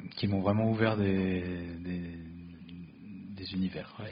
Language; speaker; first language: French; native; French